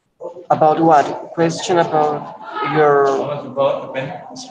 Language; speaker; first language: English; non-native, learner; Spanish